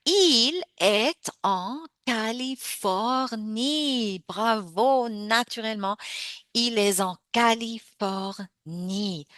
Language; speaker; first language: French; non-native, fluent; English